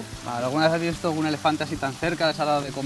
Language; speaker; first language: Spanish; native; Spanish